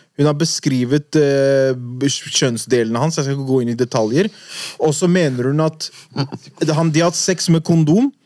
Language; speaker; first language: Norwegian; early bilingual, other home language; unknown